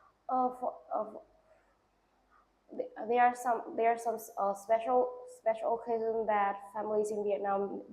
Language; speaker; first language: English; non-native, learner; Vietnamese